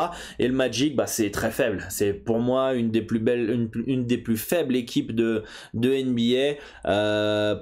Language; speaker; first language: French; native; French